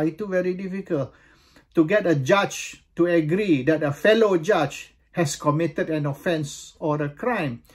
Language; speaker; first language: English; non-native, local second language; Malay